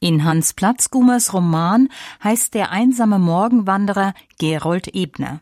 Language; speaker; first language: German; native; German